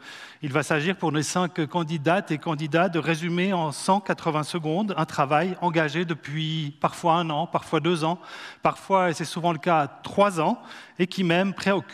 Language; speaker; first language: French; native; French